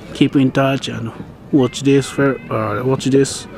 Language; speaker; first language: English; non-native, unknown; Japanese